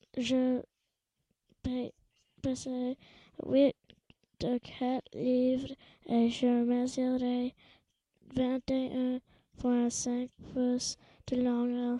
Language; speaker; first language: French; early bilingual, other home language; English